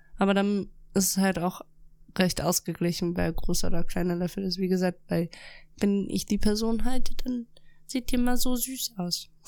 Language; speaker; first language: German; early bilingual, other home language; Russian